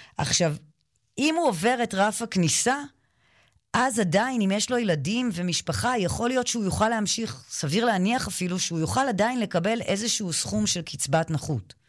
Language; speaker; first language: Hebrew; native; Hebrew